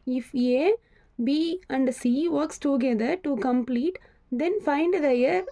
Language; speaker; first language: English; non-native, local second language; Tamil